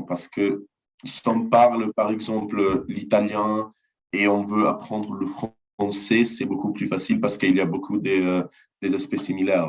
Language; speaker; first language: French; non-native, fluent; Italian